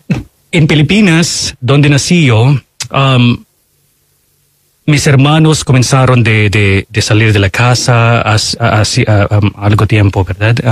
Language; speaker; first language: Spanish; non-native, fluent; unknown